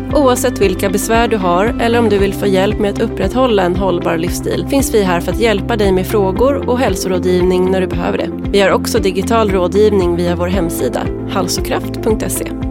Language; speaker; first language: Swedish; native; Swedish